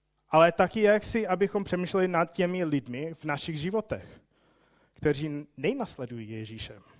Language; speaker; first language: Czech; non-native, fluent; English